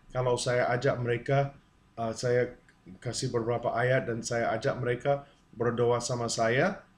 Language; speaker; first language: Indonesian; non-native, fluent; English